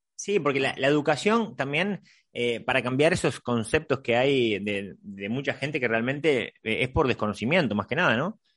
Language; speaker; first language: Spanish; native; Spanish